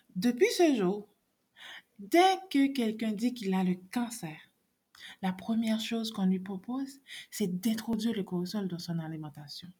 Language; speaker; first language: French; non-native, local second language; Haitian Creole